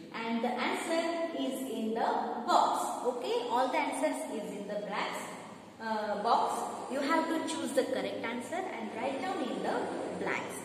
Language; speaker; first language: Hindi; non-native, local second language; Marathi